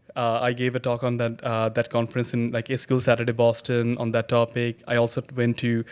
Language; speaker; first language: English; non-native, local second language; Bangla